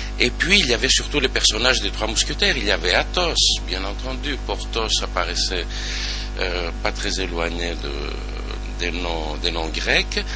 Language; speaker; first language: French; non-native, fluent; Greek